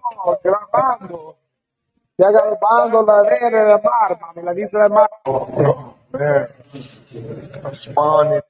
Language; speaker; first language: Spanish; non-native, learner; English